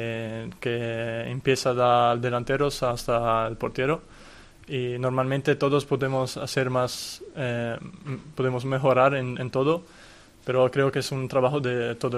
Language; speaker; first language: Spanish; non-native, fluent; Italian